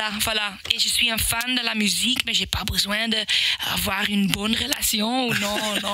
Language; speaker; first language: French; non-native, local second language; Dutch